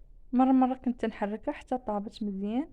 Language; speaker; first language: Arabic; native; Arabic